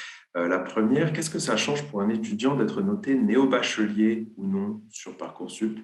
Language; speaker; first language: French; native; French